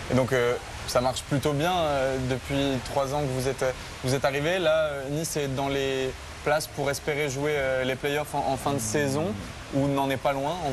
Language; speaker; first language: French; native; French